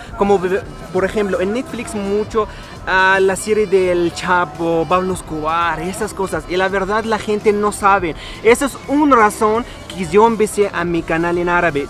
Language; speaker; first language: Spanish; non-native, learner; Arabic